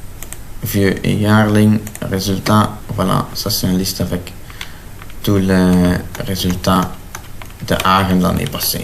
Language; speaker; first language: French; non-native, local second language; Dutch